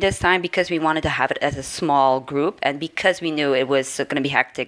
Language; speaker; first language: English; non-native, fluent; Dutch